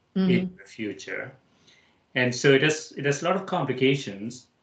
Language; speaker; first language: English; non-native, local second language; Malayalam